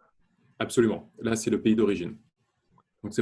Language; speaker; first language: French; native; French